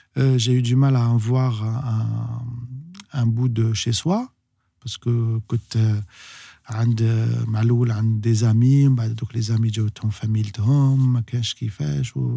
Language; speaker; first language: French; non-native, local second language; Arabic